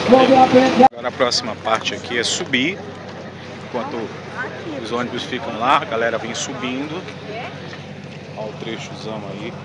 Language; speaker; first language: Portuguese; native; Portuguese